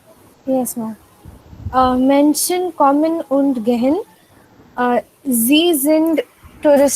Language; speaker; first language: German; non-native, learner; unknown